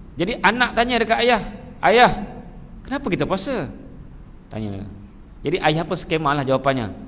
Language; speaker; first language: Malay; native; Malay